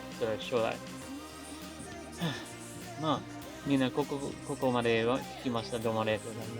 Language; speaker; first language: Japanese; non-native, learner; English